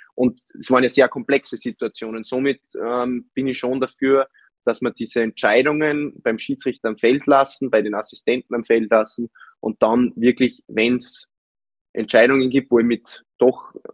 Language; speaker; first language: German; native; German